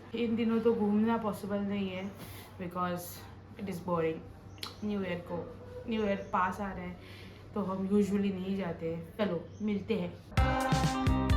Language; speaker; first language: Hindi; non-native, local second language; Konkani